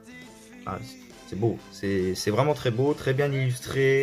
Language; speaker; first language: French; native; French